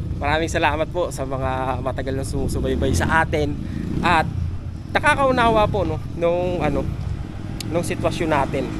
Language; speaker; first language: Filipino; native; Filipino